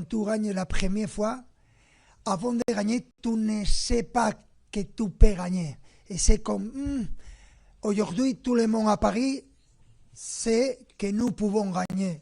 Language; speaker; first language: French; non-native, fluent; Spanish